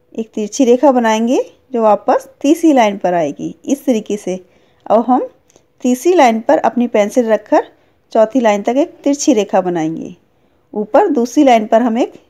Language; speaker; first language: Hindi; native; Hindi